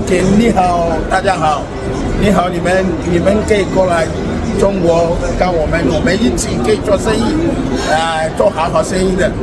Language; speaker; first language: Chinese; non-native, learner; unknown